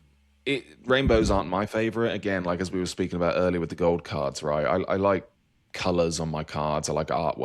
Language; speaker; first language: English; native; English